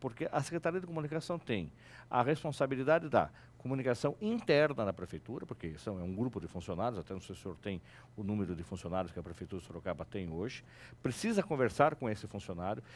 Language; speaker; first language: Portuguese; native; Portuguese